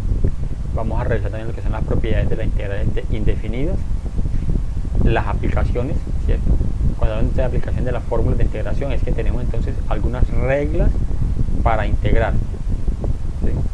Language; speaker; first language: Spanish; native; Spanish